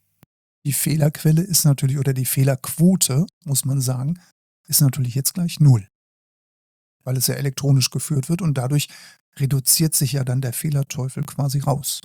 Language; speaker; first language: German; native; German